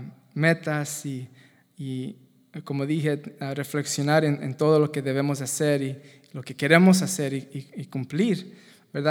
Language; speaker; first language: Spanish; native; Spanish